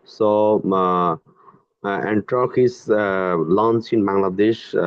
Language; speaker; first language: English; non-native, learner; Bangla